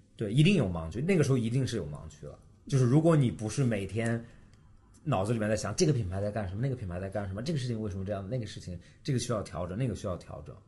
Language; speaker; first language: Chinese; early bilingual, heritage; Chinese